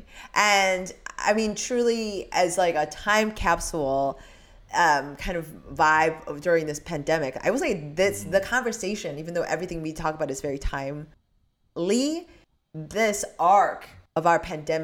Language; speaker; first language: English; early bilingual, other home language; Korean